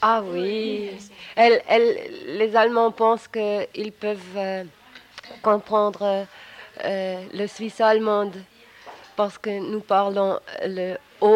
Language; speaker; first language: French; non-native, local second language; German